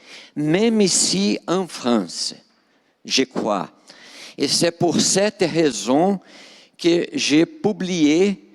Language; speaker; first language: French; non-native, fluent; Portuguese